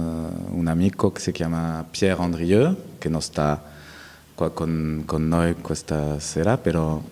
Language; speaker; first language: Italian; non-native, learner; French